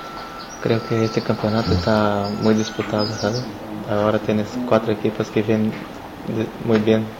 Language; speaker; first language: Spanish; non-native, learner; Portuguese